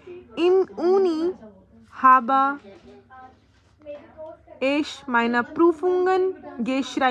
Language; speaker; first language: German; non-native, learner; Hindi